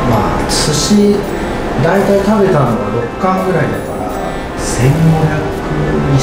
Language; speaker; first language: Japanese; native; Japanese